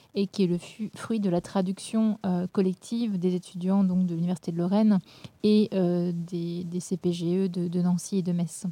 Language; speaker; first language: French; native; French